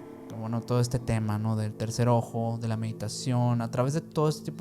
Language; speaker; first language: Spanish; native; Spanish